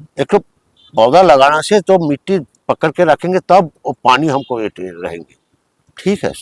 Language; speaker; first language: Hindi; non-native, local second language; Bangla